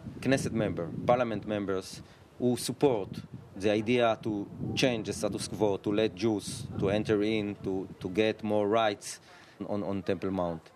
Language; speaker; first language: English; non-native, learner; Hebrew